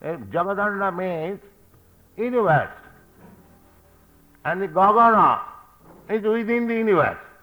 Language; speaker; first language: English; non-native, local second language; Bangla